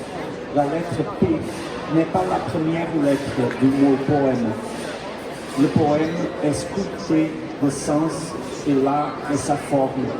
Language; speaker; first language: French; non-native, fluent; Portuguese